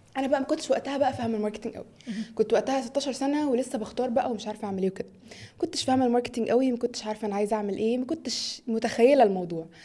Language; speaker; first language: Egyptian Arabic; early bilingual, heritage; Arabic